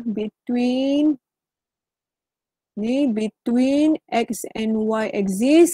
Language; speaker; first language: English; non-native, local second language; Malay